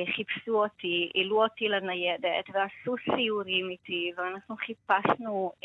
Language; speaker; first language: Hebrew; non-native, fluent; Hungarian